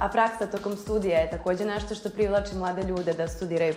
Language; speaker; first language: Bosnian; native; Bosnian